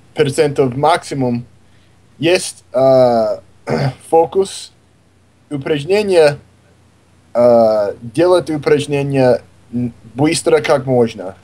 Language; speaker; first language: Russian; non-native, fluent; English